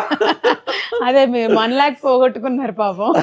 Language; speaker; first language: Telugu; native; Telugu